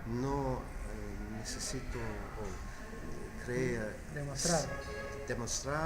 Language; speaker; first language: Spanish; non-native, fluent; English